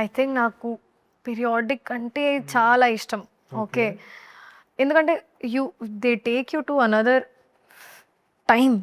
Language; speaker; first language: Telugu; non-native, learner; Hindi